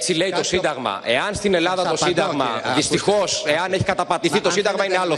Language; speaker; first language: Greek; native; Greek